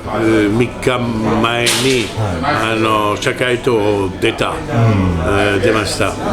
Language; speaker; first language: Japanese; non-native, learner; French